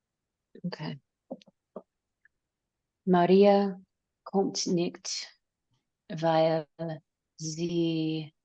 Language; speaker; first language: German; non-native, learner; English